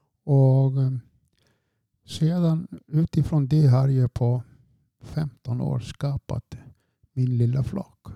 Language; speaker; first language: Swedish; non-native, fluent; Icelandic